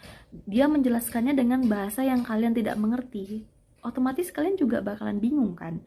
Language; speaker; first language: Indonesian; native; Indonesian